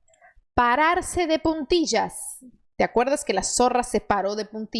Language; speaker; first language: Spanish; non-native, fluent; Portuguese